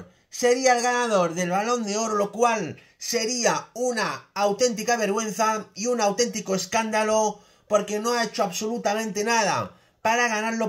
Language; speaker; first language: Spanish; native; Spanish